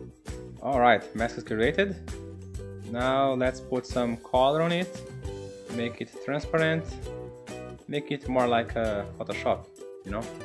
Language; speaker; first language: English; non-native, fluent; Portuguese